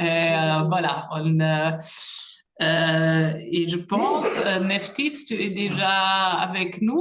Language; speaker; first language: French; non-native, fluent; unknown